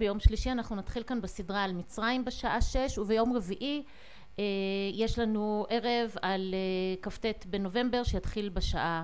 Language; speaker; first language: Hebrew; native; Hebrew